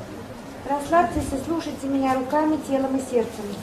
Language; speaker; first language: Russian; native; Russian